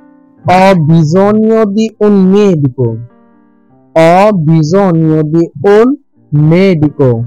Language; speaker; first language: Italian; non-native, learner; Bangla